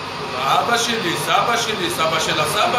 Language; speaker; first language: Hebrew; non-native, local second language; Arabic